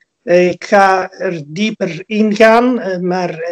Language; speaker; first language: Dutch; early bilingual, other home language; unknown